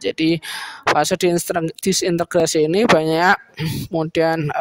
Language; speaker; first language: Indonesian; native; Indonesian